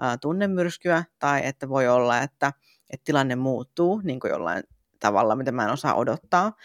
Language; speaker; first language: Finnish; native; Finnish